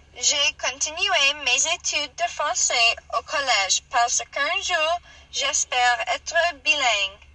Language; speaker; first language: French; non-native, learner; English